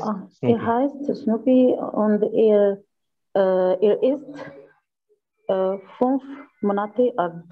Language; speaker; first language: German; non-native, learner; Arabic